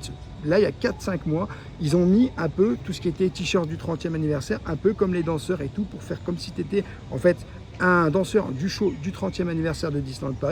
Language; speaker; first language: French; native; French